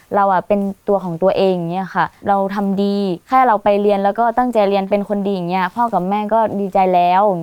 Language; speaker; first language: Thai; non-native, local second language; Hmong